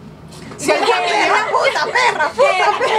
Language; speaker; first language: Spanish; native; Spanish